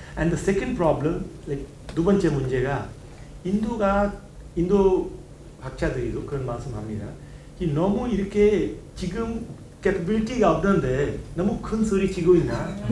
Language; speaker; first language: Korean; non-native, learner; Hindi